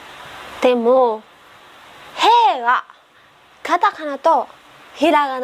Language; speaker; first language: Japanese; non-native, learner; Indonesian